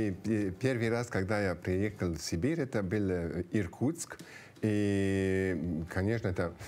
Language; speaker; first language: Russian; non-native, fluent; Italian